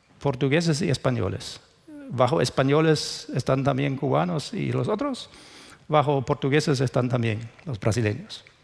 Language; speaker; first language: Spanish; non-native, fluent; German